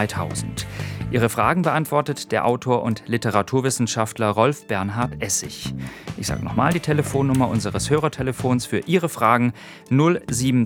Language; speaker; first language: German; native; German